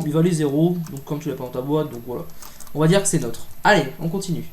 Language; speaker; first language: French; native; French